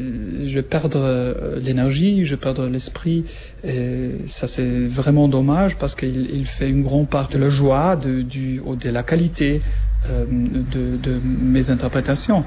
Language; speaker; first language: French; non-native, learner; German